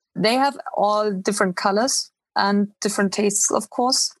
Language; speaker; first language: English; non-native, fluent; German